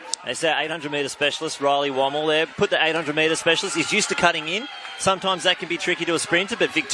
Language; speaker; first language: English; native; English